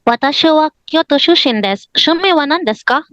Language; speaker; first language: Japanese; non-native, learner; Filipino